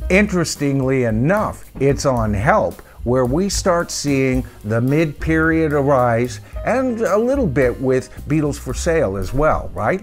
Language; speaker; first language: English; native; English